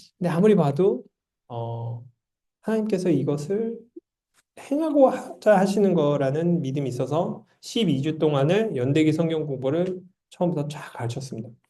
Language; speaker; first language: Korean; native; Korean